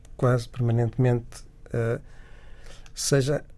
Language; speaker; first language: Portuguese; native; Portuguese